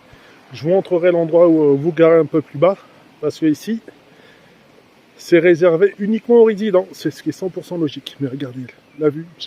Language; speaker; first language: French; native; French